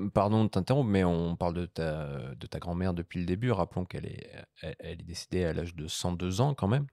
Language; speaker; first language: French; native; French